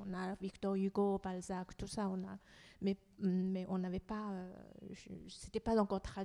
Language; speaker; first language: French; non-native, fluent; Chinese